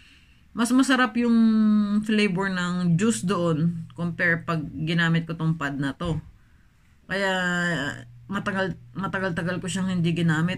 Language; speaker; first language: Filipino; native; Filipino